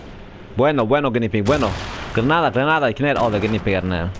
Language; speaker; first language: Spanish; early bilingual, heritage; English